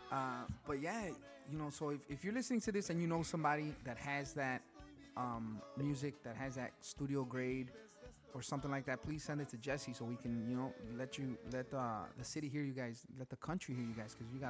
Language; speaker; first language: English; early bilingual, other home language; Spanish